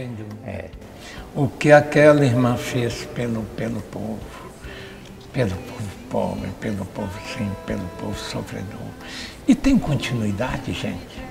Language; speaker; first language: Portuguese; native; Portuguese